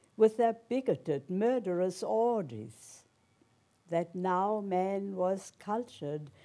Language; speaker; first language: English; early bilingual, other home language; German